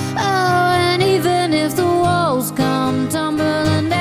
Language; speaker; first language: English; native; English